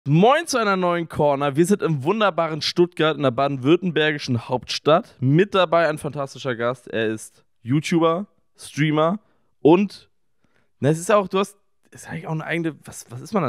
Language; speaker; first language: German; native; German